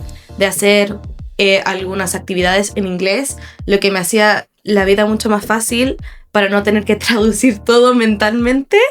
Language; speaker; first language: Spanish; non-native, fluent; English